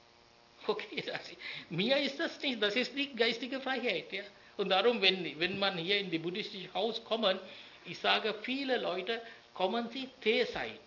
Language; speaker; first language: German; non-native, learner; Sinhala